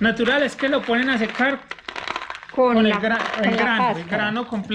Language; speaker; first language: Spanish; native; Spanish